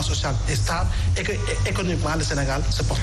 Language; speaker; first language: French; non-native, local second language; Wolof